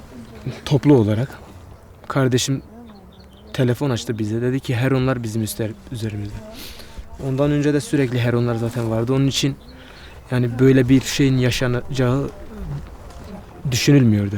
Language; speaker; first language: Turkish; non-native, local second language; Kurdish